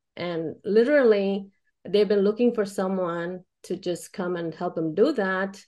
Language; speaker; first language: English; early bilingual, other home language; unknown